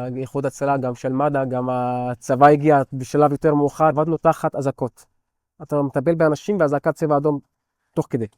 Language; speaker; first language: Hebrew; non-native, local second language; Arabic